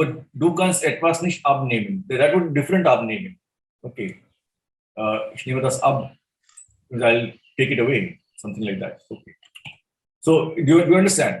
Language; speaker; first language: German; non-native, fluent; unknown